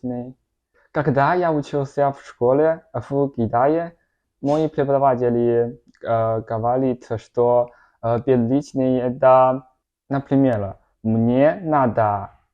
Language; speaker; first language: Russian; non-native, learner; Chinese